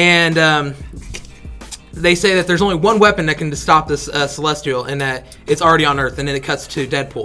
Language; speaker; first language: English; native; English